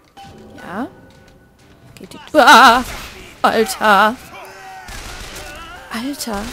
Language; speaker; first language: German; native; German